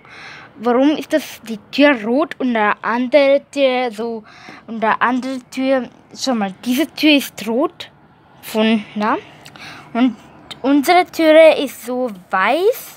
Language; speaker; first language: German; early bilingual, other home language; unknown